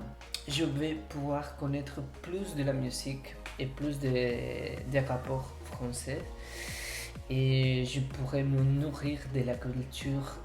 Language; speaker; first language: French; non-native, fluent; Spanish